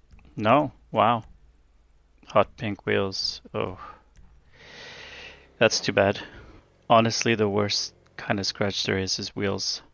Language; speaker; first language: English; native; English